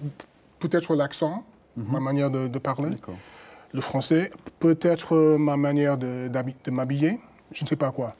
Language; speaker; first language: French; non-native, fluent; English